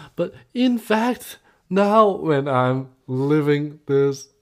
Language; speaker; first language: English; non-native, local second language; Cantonese